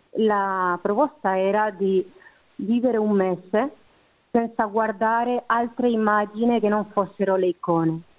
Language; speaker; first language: Italian; non-native, fluent; Spanish